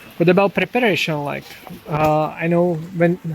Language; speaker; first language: English; non-native, fluent; Slovak